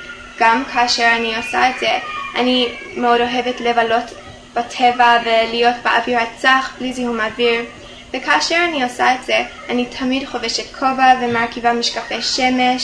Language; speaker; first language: Hebrew; non-native, fluent; English